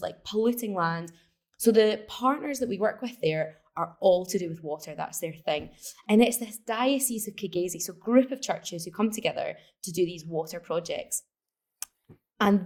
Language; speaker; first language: English; native; English